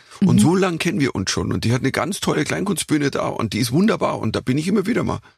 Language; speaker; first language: German; native; German